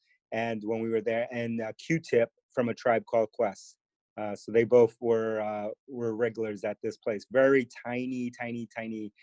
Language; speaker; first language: English; early bilingual, other home language; Spanish